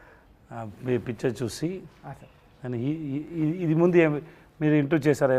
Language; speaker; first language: Telugu; non-native, learner; Tamil